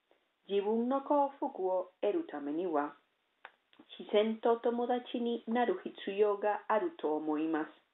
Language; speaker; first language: Japanese; non-native, learner; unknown